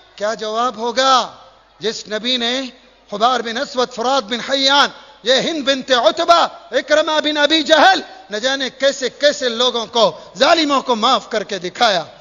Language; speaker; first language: Urdu; native; Urdu